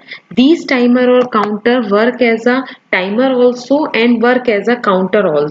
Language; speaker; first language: English; non-native, local second language; Hindi